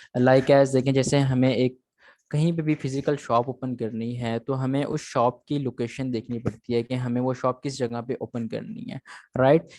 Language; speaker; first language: Urdu; native; Urdu